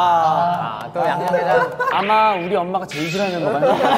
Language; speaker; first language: Korean; native; Korean